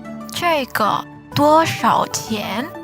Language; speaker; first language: Chinese; non-native, fluent; Indonesian